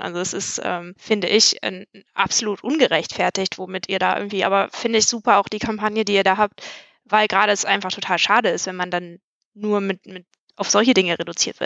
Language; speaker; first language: German; native; German